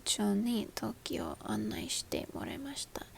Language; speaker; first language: Japanese; non-native, learner; English